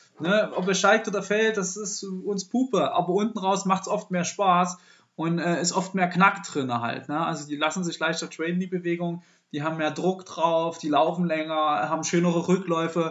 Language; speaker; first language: German; native; German